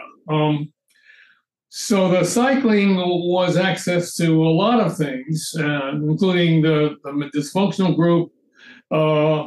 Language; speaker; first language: English; native; English